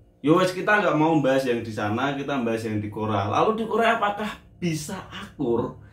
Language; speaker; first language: Indonesian; native; Indonesian